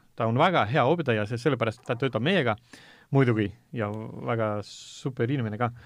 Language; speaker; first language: Estonian; non-native, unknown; Spanish